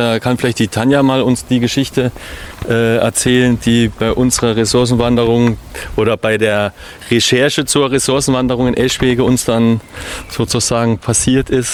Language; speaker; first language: German; native; German